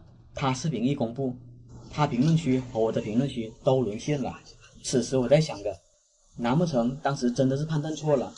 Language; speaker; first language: Chinese; native; Chinese